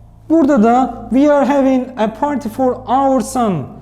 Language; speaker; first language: English; non-native, fluent; Turkish